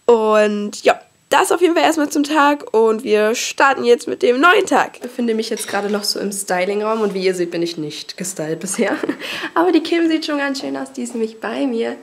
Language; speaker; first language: German; native; German